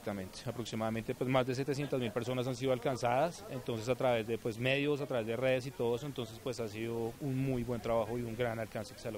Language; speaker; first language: Spanish; native; Spanish